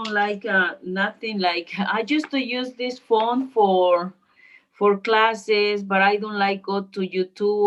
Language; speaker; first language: English; non-native, learner; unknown